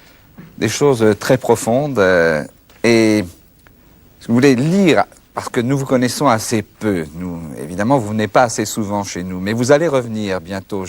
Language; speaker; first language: French; native; French